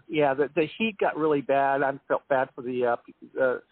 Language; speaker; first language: English; native; English